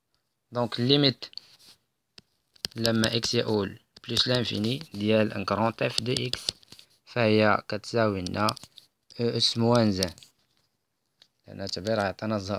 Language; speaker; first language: Arabic; native; Arabic